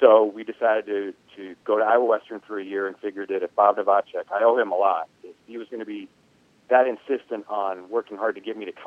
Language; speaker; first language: English; native; English